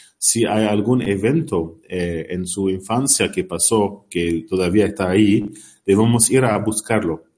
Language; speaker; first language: Spanish; non-native, learner; Arabic